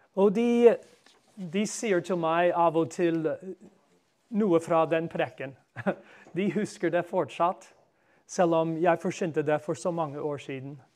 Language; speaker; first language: Norwegian; non-native, fluent; English